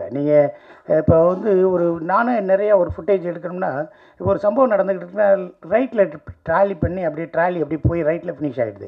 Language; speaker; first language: Tamil; native; Tamil